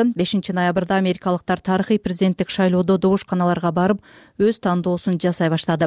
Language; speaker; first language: Kyrgyz; native; Kyrgyz